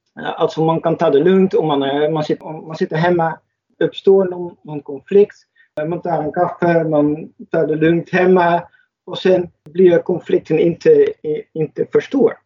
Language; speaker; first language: Swedish; non-native, fluent; Dutch